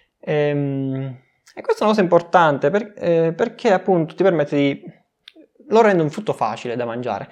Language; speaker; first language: Italian; native; Italian